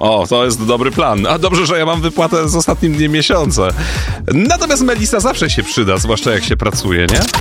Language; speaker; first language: Polish; native; Polish